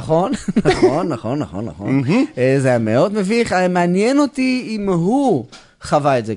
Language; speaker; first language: Hebrew; native; Hebrew